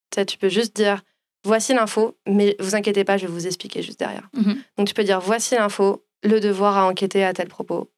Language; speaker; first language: French; native; French